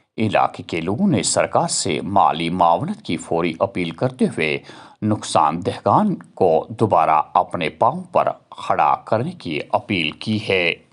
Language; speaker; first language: Urdu; non-native, local second language; Kashmiri